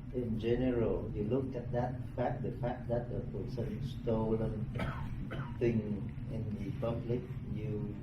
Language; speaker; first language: English; non-native, learner; Vietnamese